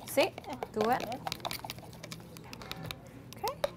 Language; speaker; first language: Italian; early bilingual, heritage; English